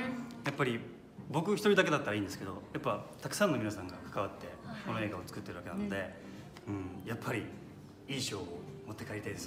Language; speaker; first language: Japanese; native; Japanese